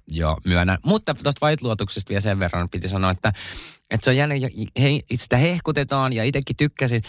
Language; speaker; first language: Finnish; native; Finnish